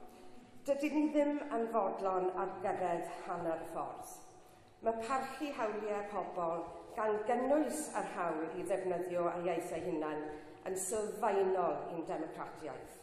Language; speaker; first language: Welsh; non-native, local second language; English